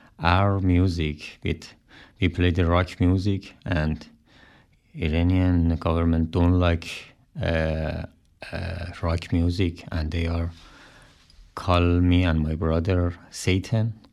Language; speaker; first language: English; non-native, learner; Persian